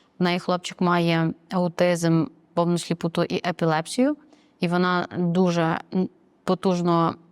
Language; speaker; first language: Ukrainian; native; Ukrainian